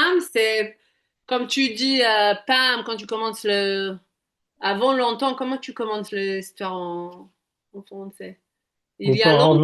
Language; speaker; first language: French; non-native, fluent; Hebrew